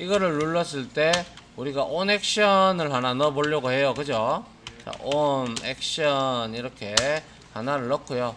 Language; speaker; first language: Korean; native; Korean